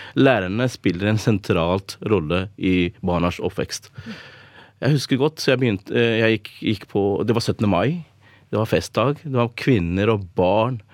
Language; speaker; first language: Norwegian; early bilingual, other home language; Urdu